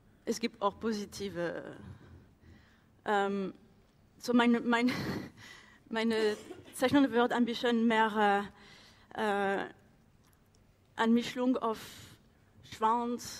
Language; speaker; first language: German; non-native, learner; French